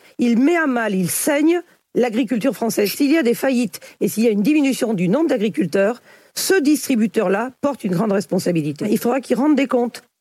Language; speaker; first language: French; native; French